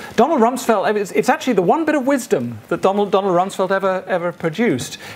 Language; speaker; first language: English; native; English